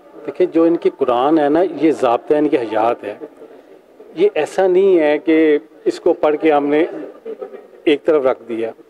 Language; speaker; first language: Urdu; non-native, local second language; Punjabi